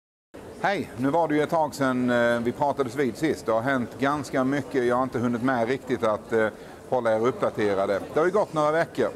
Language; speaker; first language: Swedish; native; Swedish